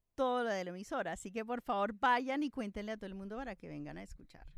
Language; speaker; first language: Spanish; early bilingual, other home language; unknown